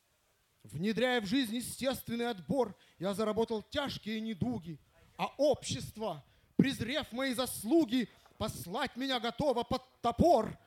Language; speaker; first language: Russian; native; Russian